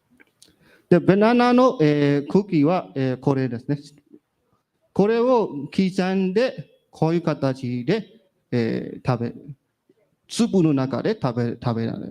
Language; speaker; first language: Japanese; non-native, learner; Burmese